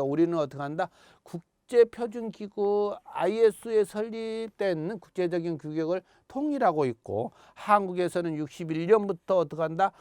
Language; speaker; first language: Korean; native; Korean